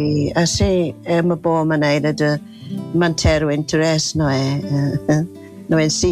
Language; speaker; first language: Portuguese; non-native, fluent; English